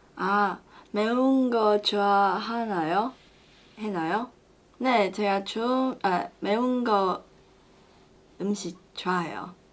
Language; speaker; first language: Korean; non-native, learner; Chinese